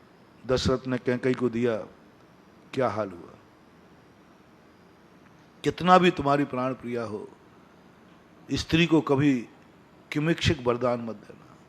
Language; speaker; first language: Hindi; native; Hindi